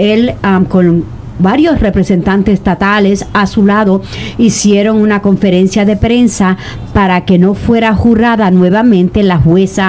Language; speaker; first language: Spanish; native; Spanish